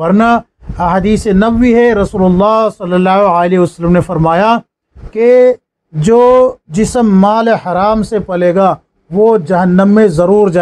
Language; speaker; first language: Urdu; native; Urdu